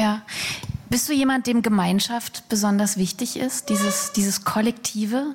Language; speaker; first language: German; native; German